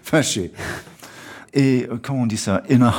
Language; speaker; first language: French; non-native, fluent; English